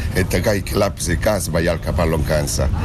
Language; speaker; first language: Finnish; non-native, learner; Italian